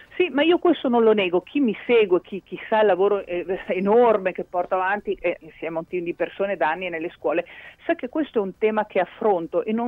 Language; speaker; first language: Italian; native; Italian